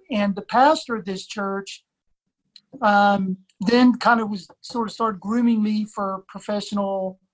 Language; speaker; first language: English; native; English